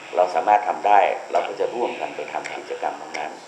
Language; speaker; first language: Thai; native; Thai